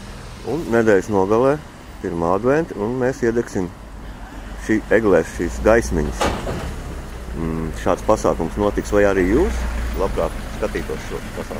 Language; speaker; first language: Latvian; native; Latvian